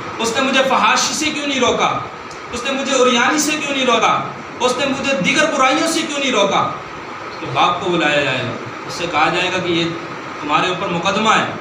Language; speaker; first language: Urdu; non-native, local second language; Northern Hindko